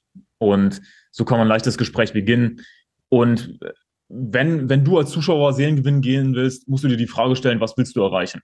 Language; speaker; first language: German; native; German